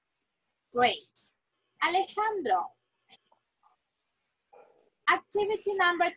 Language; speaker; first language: English; non-native, fluent; Spanish